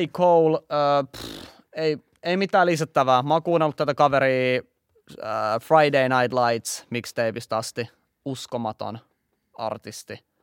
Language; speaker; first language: Finnish; native; Finnish